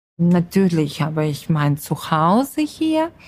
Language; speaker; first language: German; non-native, fluent; Russian